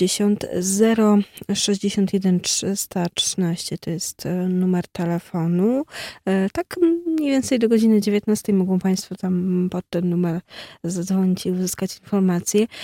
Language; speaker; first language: Polish; native; Polish